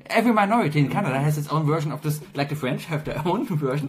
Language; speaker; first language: English; non-native, fluent; German